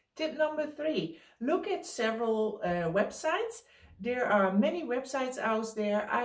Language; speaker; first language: English; non-native, fluent; Dutch